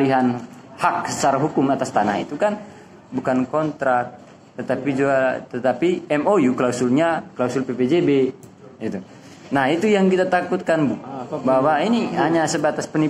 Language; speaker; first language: Indonesian; native; Indonesian